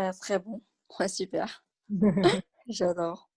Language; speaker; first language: French; non-native, learner; Vietnamese